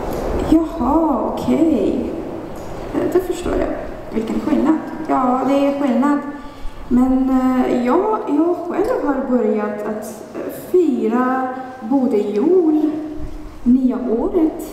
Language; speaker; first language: Swedish; non-native, fluent; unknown